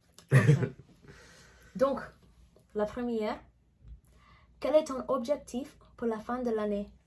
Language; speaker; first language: French; non-native, learner; English